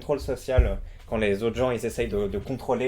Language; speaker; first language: French; native; French